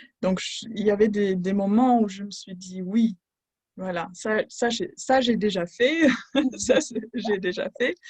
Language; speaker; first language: French; non-native, fluent; German